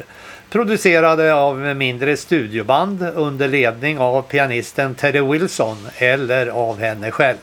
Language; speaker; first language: Swedish; native; Swedish